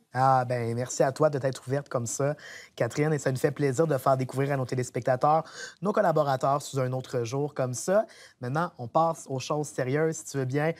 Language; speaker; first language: French; native; French